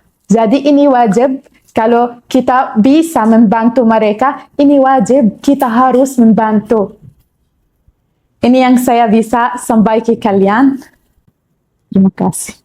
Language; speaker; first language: Indonesian; non-native, learner; Arabic